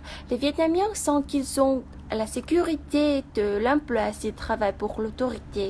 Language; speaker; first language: French; non-native, fluent; Vietnamese